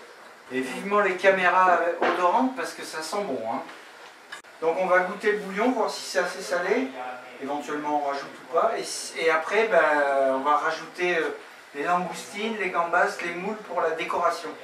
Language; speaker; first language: French; native; French